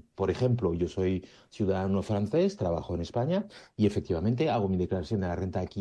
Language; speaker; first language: Spanish; native; Spanish